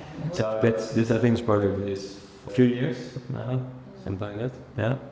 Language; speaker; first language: English; non-native, fluent; Dutch